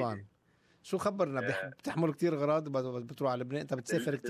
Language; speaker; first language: Arabic; native; Arabic